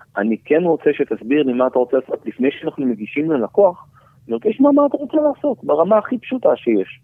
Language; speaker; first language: Hebrew; native; Hebrew